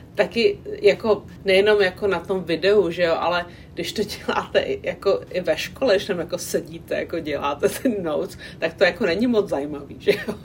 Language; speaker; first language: Czech; non-native, local second language; English